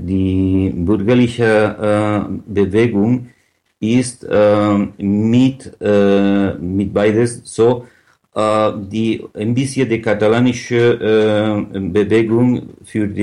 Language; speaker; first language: German; non-native, learner; Catalan